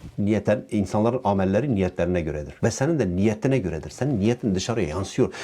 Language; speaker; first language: Turkish; non-native, local second language; Kurdish